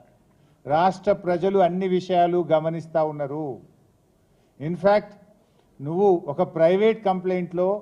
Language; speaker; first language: Telugu; native; Telugu